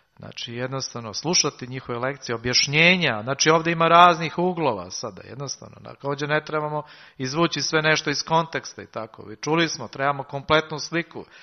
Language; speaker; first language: Serbian; native; Serbian